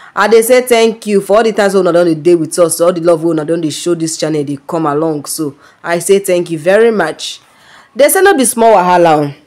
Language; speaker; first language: Nigerian Pidgin; non-native, local second language; Yoruba